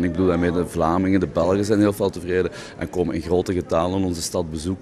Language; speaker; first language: Dutch; native; Dutch